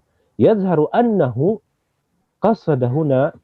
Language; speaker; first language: Arabic; non-native, fluent; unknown